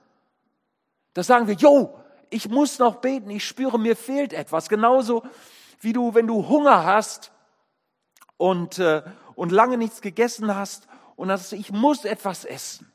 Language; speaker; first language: German; native; German